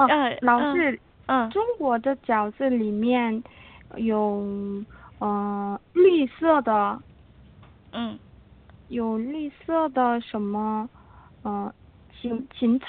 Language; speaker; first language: Chinese; non-native, learner; Korean